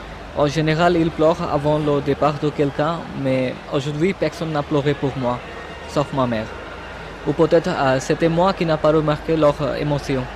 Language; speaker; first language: French; non-native, fluent; Bangla